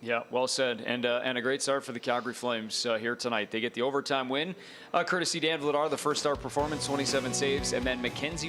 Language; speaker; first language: English; native; English